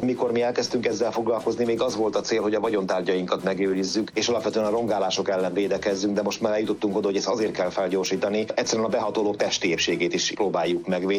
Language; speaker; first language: Hungarian; native; Hungarian